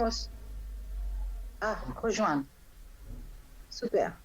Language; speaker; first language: Spanish; non-native, fluent; French